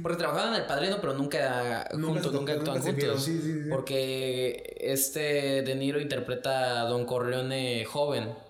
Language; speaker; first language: Spanish; native; Spanish